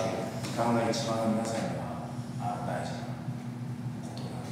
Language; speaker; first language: Japanese; non-native, fluent; Korean